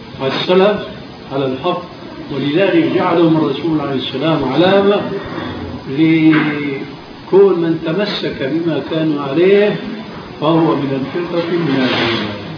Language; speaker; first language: Arabic; early bilingual, other home language; Albanian